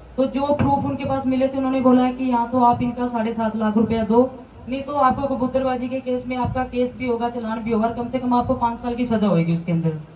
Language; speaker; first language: Hindi; non-native, local second language; Punjabi